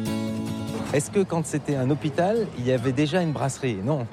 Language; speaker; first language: French; native; French